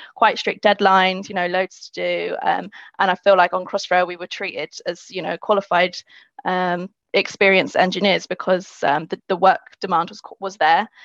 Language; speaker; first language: English; native; English